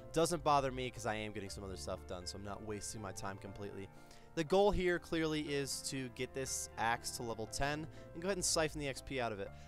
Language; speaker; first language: English; native; English